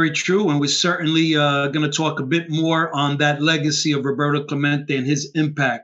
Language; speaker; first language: English; native; English